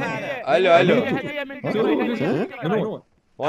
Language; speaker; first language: Arabic; native; Arabic